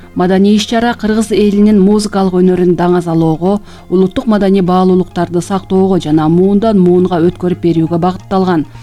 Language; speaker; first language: Kyrgyz; native; Kyrgyz